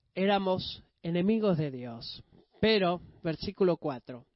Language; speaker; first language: Spanish; non-native, fluent; Greek